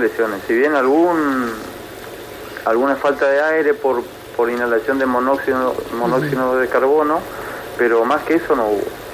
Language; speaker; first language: Spanish; native; Spanish